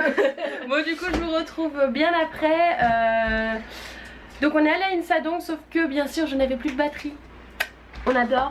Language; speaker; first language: French; native; French